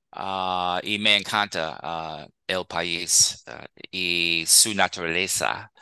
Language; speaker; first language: Spanish; non-native, fluent; English